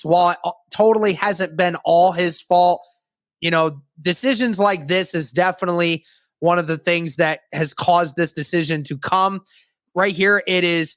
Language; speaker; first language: English; native; English